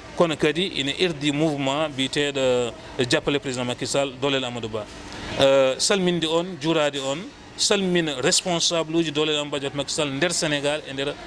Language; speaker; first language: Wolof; non-native, local second language; Fula